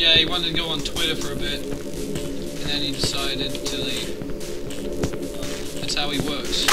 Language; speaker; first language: English; native; English